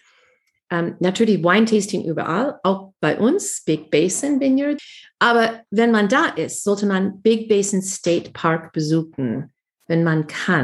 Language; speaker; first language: German; non-native, fluent; English